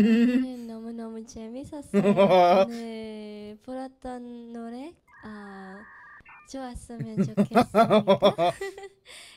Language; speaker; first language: Korean; non-native, learner; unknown